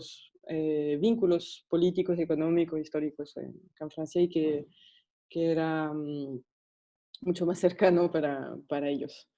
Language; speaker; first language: Spanish; non-native, fluent; French